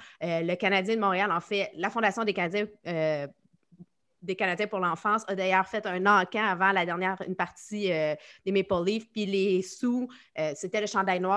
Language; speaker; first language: French; native; French